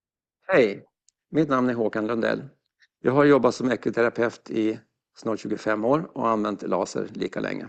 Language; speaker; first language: Swedish; native; Swedish